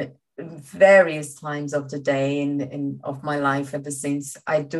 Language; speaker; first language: English; non-native, fluent; Portuguese